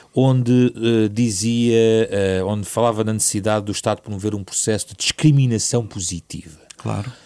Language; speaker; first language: Portuguese; native; Portuguese